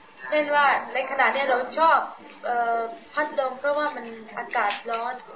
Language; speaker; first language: Thai; native; Thai